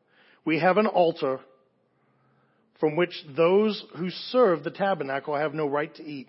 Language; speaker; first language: English; native; English